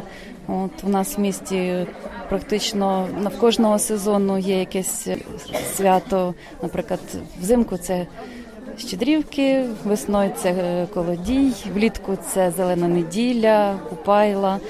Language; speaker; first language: Ukrainian; native; Ukrainian